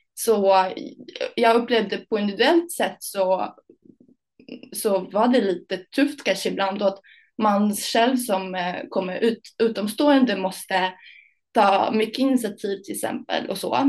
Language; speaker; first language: Swedish; early bilingual, other home language; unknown